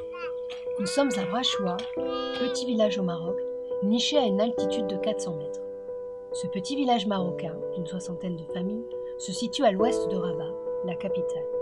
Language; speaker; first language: French; native; French